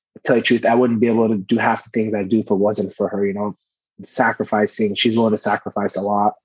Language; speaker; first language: English; early bilingual, other home language; Persian